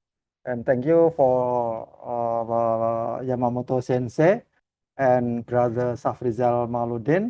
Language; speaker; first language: English; non-native, learner; Indonesian